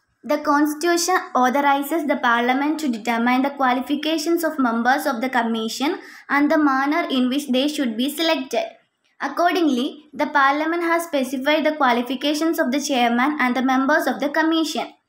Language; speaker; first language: English; non-native, local second language; Malayalam